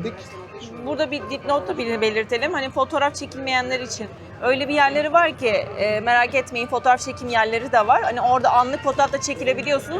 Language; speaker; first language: Turkish; native; Turkish